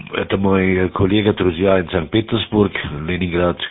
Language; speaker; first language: Russian; non-native, learner; German